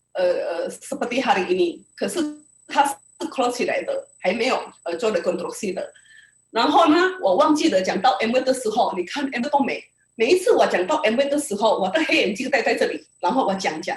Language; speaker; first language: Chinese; early bilingual, heritage; Indonesian